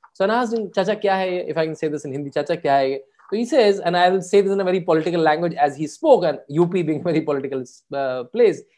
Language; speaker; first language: English; non-native, local second language; Hindi